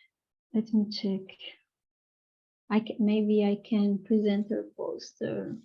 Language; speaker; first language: English; non-native, fluent; Portuguese